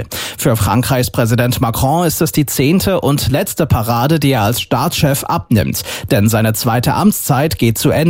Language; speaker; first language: German; native; German